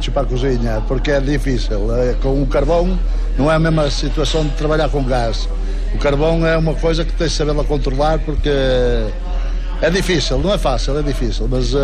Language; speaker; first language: Spanish; non-native, learner; Portuguese